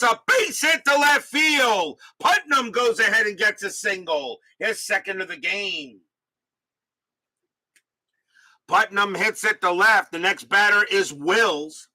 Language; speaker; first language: English; native; English